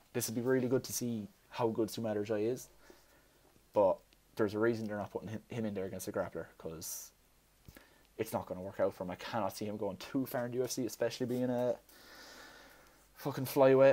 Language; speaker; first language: English; native; English